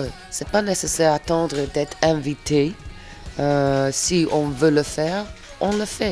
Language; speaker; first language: French; non-native, fluent; English